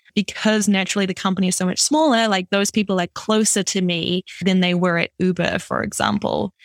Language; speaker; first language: English; native; English